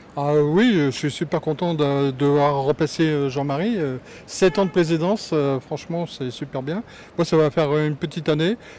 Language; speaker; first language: French; native; French